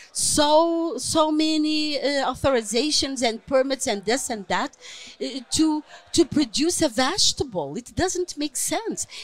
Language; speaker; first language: English; non-native, fluent; Portuguese